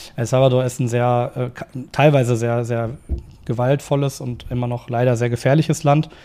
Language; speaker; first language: German; native; German